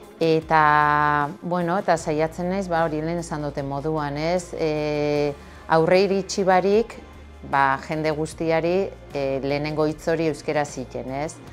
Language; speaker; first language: Basque; native; Basque